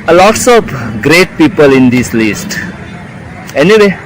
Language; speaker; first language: English; non-native, local second language; Marathi